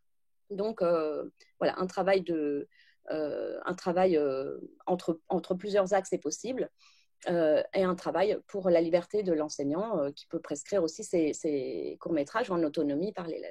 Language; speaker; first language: French; native; French